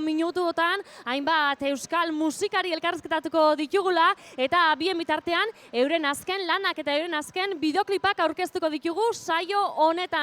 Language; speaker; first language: Basque; native; Basque